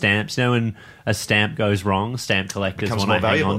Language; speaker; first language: English; native; English